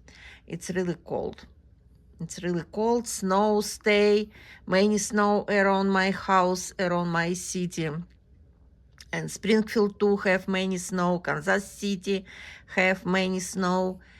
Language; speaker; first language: English; non-native, learner; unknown